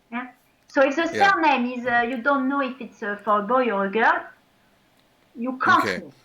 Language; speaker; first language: English; non-native, fluent; French